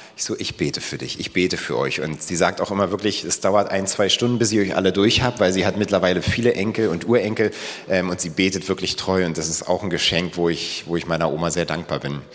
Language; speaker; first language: German; native; German